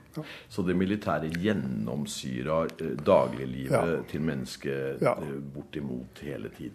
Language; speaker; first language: Norwegian; native; Norwegian